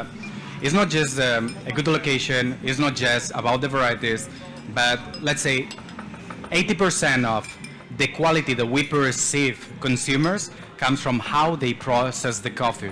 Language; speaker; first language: English; non-native, fluent; Spanish